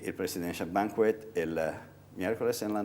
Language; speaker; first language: Spanish; non-native, fluent; Italian